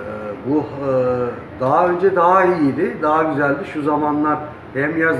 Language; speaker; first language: Turkish; native; Turkish